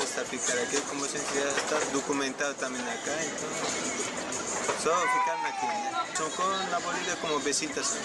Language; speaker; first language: Portuguese; non-native, learner; Spanish